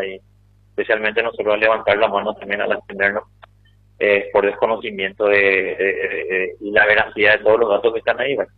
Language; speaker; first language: Spanish; native; Spanish